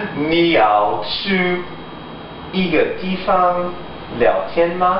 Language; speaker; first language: Chinese; non-native, learner; English